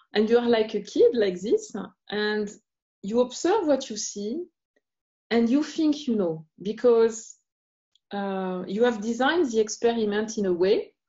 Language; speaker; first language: English; non-native, fluent; French